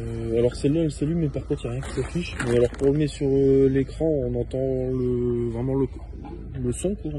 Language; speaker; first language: French; native; French